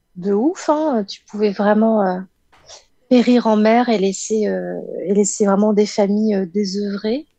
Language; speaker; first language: French; native; French